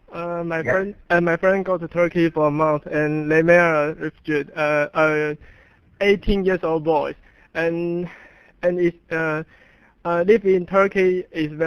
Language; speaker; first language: English; non-native, learner; Chinese